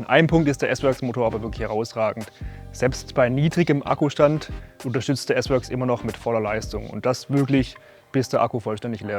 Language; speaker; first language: German; native; German